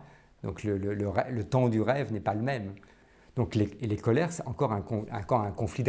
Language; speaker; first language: French; native; French